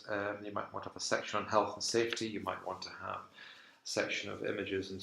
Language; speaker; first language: English; native; English